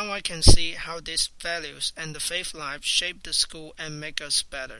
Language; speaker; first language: English; non-native, fluent; Chinese